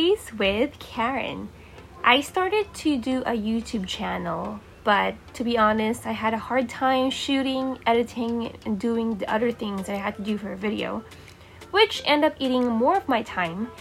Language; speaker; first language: English; non-native, local second language; Filipino